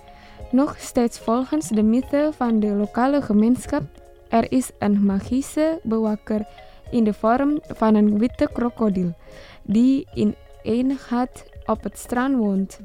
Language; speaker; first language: Dutch; non-native, fluent; Indonesian